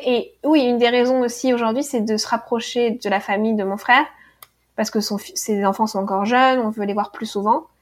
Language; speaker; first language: French; native; French